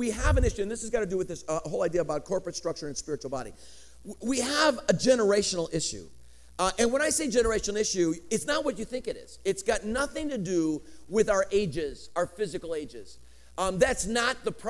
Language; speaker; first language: English; early bilingual, other home language; Greek